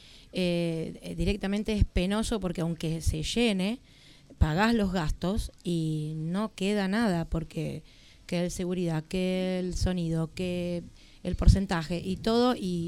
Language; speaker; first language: Spanish; native; Spanish